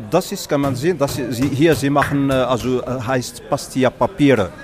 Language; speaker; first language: German; non-native, learner; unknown